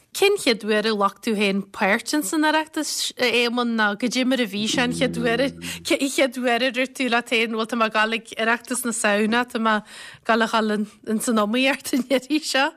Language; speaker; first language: Irish; native; Irish